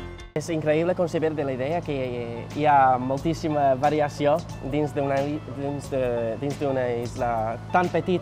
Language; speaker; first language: Catalan; non-native, fluent; English